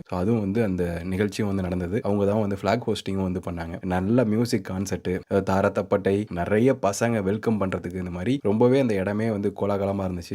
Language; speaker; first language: Tamil; native; Tamil